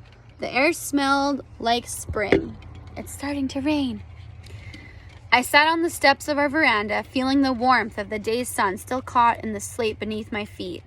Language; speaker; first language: English; native; English